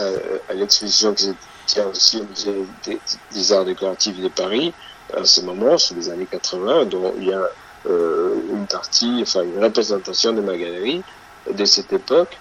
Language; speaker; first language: French; non-native, fluent; Spanish